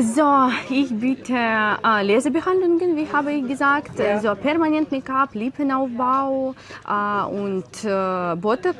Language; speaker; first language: German; non-native, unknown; Ukrainian